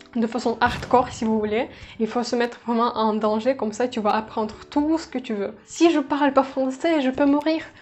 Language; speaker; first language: French; non-native, fluent; Russian